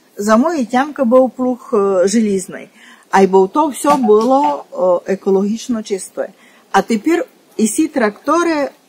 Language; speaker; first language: Ukrainian; native; Ukrainian